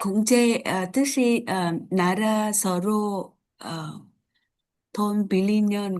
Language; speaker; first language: Korean; non-native, learner; Vietnamese